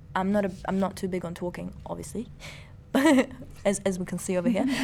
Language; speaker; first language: English; early bilingual, other home language; Persian